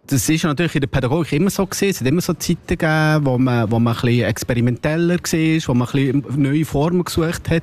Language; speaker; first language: German; native; German